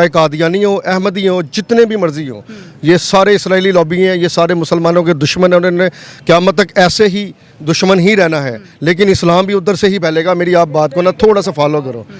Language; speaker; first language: Urdu; non-native, local second language; Punjabi